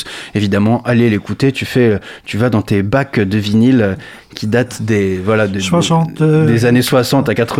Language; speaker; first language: French; native; French